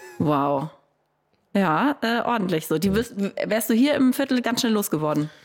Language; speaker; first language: German; native; German